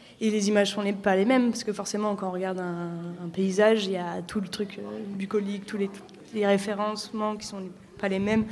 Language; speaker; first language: French; native; French